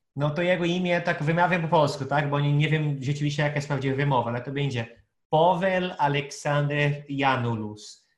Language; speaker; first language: Polish; non-native, fluent; Portuguese